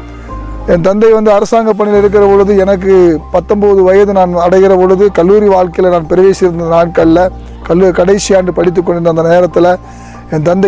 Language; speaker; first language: Tamil; native; Tamil